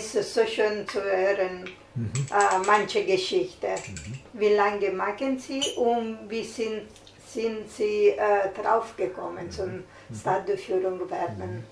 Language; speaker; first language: German; non-native, learner; Italian